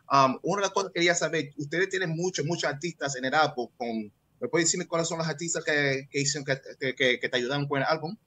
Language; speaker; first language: Spanish; early bilingual, heritage; English